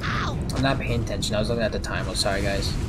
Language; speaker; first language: English; native; English